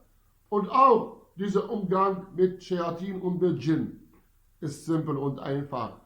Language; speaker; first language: German; non-native, fluent; Arabic